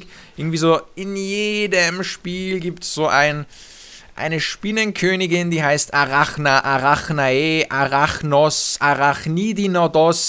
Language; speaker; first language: German; native; German